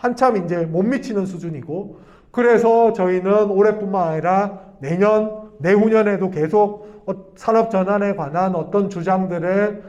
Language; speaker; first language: Korean; native; Korean